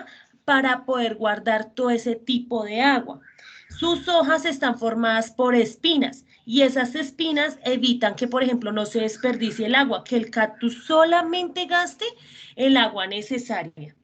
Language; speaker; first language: Spanish; native; Spanish